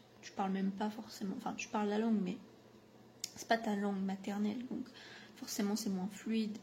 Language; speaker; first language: French; native; French